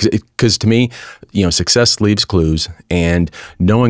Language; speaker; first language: English; native; English